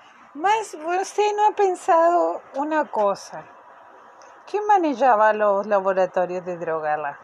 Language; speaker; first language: Portuguese; non-native, fluent; Spanish